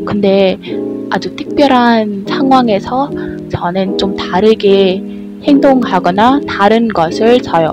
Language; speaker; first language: Korean; non-native, learner; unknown